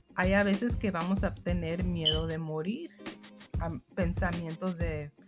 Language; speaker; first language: Spanish; non-native, fluent; English